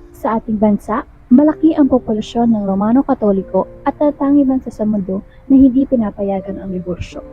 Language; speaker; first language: Filipino; native; Filipino